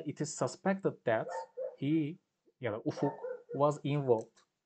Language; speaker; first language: English; non-native, fluent; Turkish